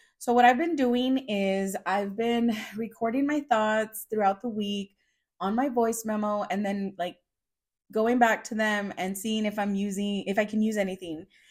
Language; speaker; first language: English; early bilingual, other home language; Spanish